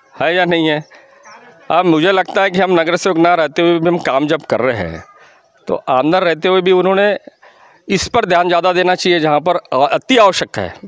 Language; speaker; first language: Hindi; non-native, local second language; Marathi